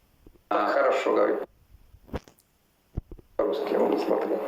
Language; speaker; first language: Russian; non-native, fluent; Italian